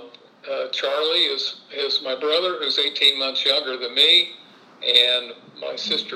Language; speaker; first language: English; native; English